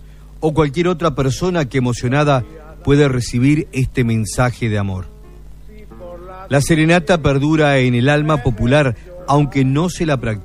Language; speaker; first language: Spanish; native; Spanish